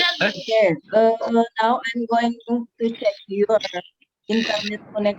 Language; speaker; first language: English; non-native, learner; Indonesian